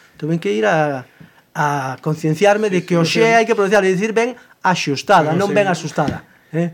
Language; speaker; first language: Galician; native; Galician